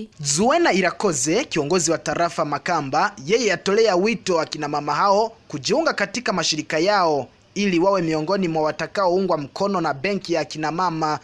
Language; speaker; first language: Swahili; non-native, local second language; Rundi